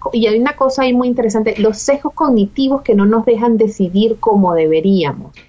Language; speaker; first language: Spanish; native; Spanish